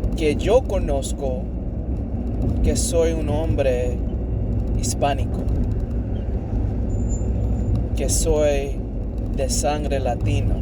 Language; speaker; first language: Spanish; early bilingual, heritage; English